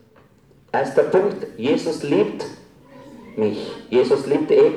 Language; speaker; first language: German; non-native, fluent; Arabic